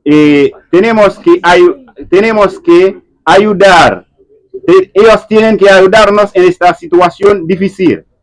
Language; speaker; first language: Spanish; non-native, learner; Haitian Creole